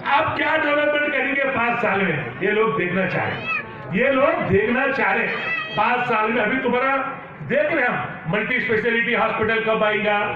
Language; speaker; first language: Hindi; non-native, local second language; Kannada